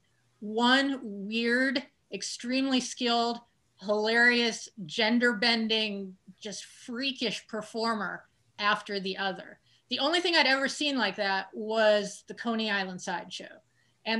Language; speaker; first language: English; native; English